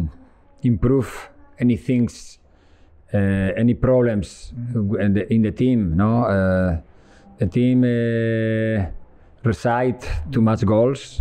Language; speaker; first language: English; non-native, learner; Spanish